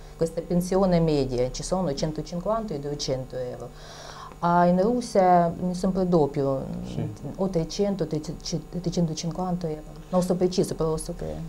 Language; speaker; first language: Italian; non-native, learner; Ukrainian